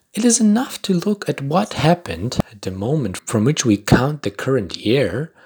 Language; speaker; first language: English; non-native, fluent; Polish